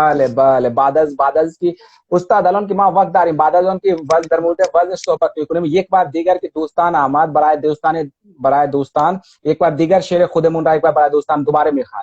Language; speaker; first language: Persian; non-native, fluent; Hindi